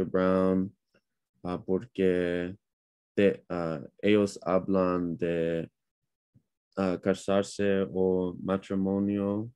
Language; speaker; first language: Spanish; non-native, learner; English